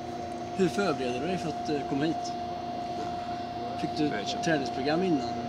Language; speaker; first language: Swedish; native; Swedish